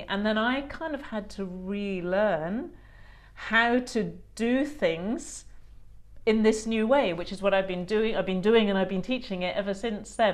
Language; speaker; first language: English; native; English